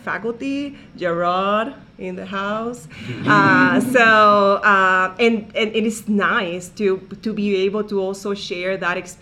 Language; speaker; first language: English; non-native, fluent; Spanish